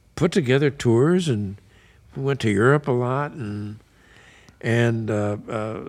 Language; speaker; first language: English; native; English